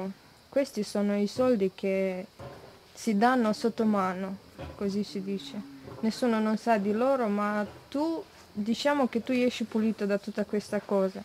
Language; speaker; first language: Italian; non-native, fluent; Romanian